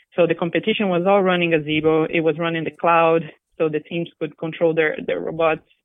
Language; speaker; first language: English; non-native, fluent; Portuguese